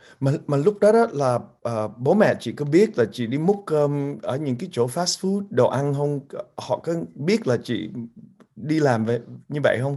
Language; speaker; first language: Vietnamese; early bilingual, heritage; Vietnamese